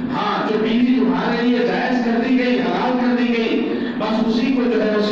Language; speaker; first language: Urdu; native; Urdu